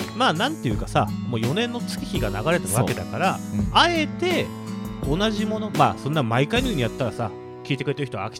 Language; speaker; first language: Japanese; native; Japanese